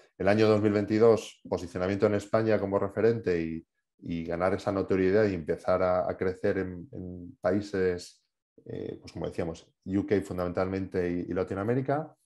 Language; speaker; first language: Spanish; native; Spanish